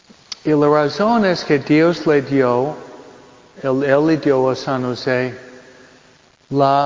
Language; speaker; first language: Spanish; non-native, fluent; English